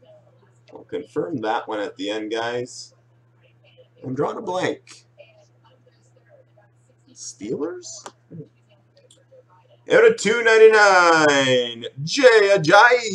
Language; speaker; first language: English; native; English